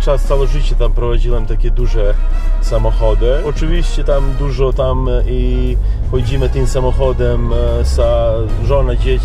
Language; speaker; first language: Polish; non-native, learner; Serbian